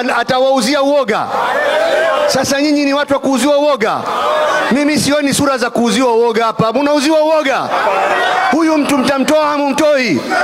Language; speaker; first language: Swahili; native; Swahili